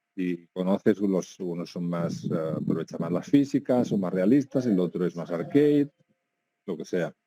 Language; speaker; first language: Spanish; non-native, local second language; Catalan